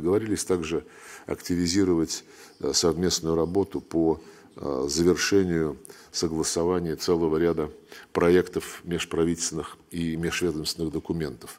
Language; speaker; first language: Russian; native; Russian